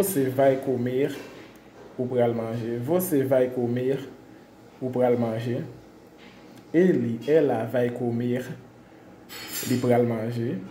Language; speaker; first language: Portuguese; non-native, fluent; Haitian Creole